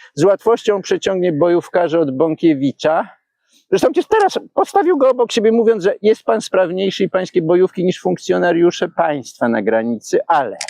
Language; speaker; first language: Polish; native; Polish